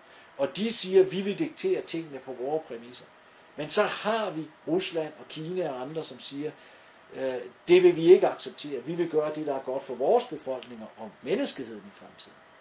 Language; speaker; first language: Danish; native; Danish